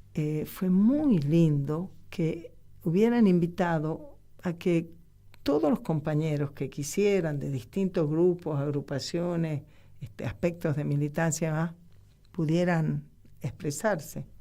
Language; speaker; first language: Spanish; native; Spanish